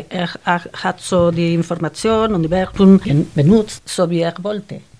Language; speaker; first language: German; non-native, learner; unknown